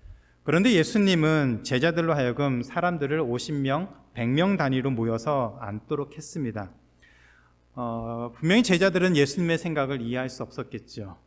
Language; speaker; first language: Korean; native; Korean